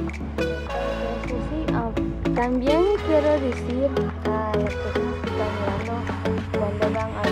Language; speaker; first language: Spanish; early bilingual, heritage; Spanish